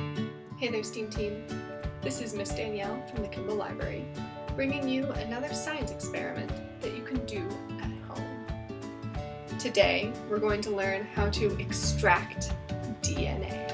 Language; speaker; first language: English; native; English